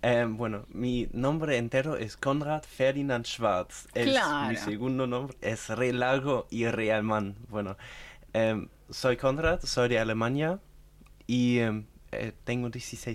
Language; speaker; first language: Spanish; non-native, fluent; German